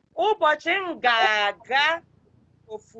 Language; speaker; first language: Igbo; native; Igbo